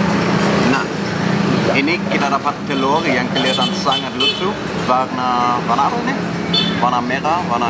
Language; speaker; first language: Indonesian; non-native, fluent; German